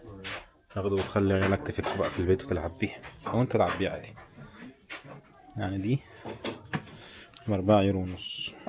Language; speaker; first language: Arabic; native; Arabic